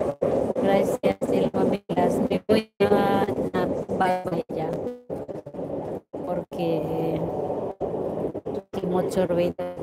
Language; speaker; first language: Spanish; non-native, learner; Filipino